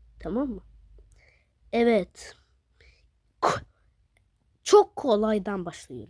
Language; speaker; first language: Turkish; early bilingual, other home language; Arabic